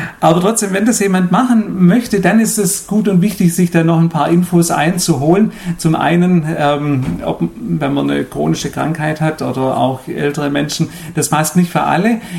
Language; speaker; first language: German; native; German